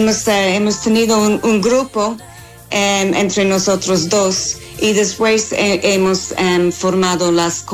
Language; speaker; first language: Spanish; non-native, fluent; English